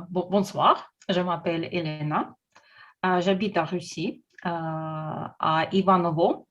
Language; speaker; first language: French; non-native, learner; Russian